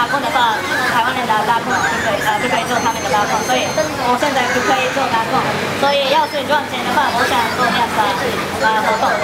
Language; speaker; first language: Chinese; non-native, learner; Japanese